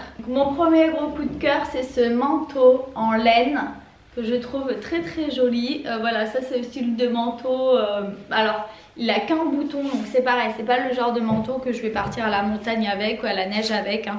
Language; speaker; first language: French; native; French